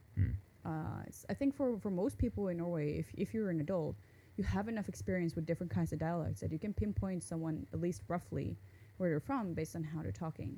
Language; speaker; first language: English; non-native, fluent; Norwegian